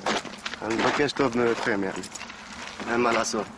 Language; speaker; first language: Hebrew; non-native, local second language; Arabic